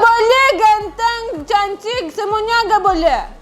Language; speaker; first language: Indonesian; non-native, learner; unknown